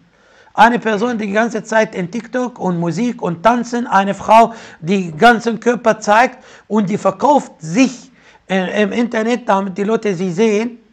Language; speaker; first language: German; non-native, fluent; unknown